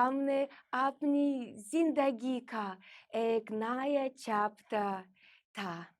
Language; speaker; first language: Hindi; non-native, learner; Russian